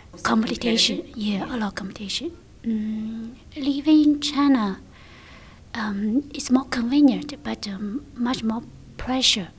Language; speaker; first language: English; non-native, learner; Chinese